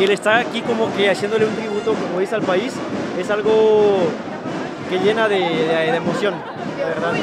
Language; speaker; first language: Spanish; native; Spanish